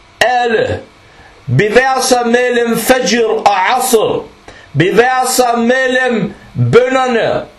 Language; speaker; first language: Danish; early bilingual, other home language; Arabic